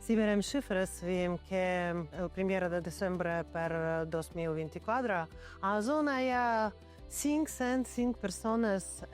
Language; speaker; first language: Catalan; non-native, learner; Ukrainian